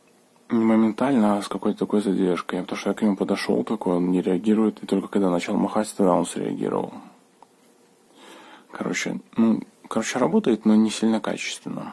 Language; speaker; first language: Russian; native; Russian